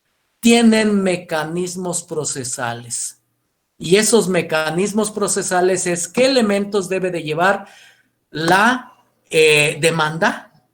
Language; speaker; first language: Spanish; native; Spanish